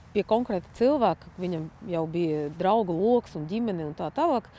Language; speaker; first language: Latvian; non-native, fluent; Russian